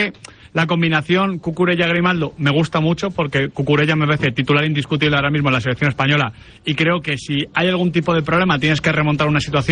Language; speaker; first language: Spanish; native; Spanish